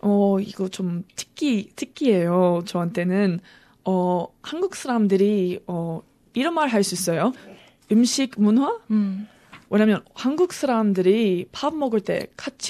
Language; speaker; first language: Korean; non-native, learner; English